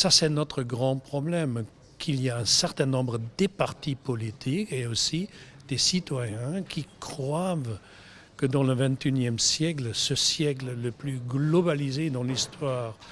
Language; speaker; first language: French; non-native, fluent; German